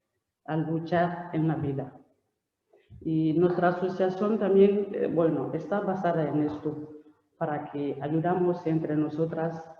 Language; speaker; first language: Spanish; non-native, learner; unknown